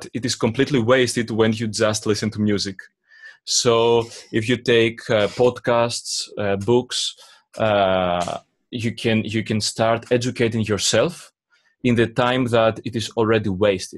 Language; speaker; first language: English; non-native, fluent; Greek